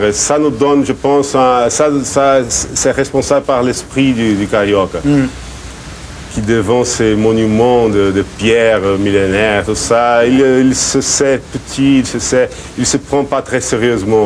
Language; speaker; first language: French; non-native, fluent; Portuguese